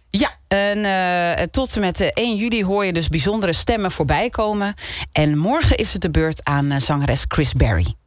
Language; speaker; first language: Dutch; non-native, local second language; Papiamento